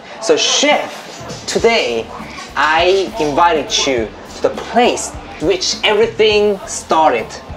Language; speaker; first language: English; non-native, fluent; Korean